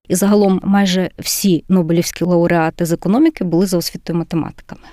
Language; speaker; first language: Ukrainian; native; Ukrainian